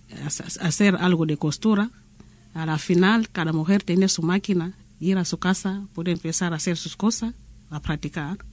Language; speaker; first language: Spanish; non-native, learner; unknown